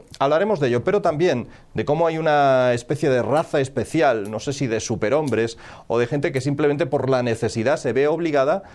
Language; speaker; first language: Spanish; native; Spanish